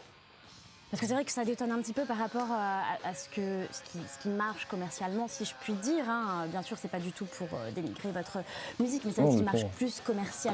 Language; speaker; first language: French; native; French